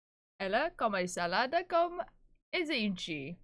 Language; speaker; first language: Portuguese; non-native, learner; English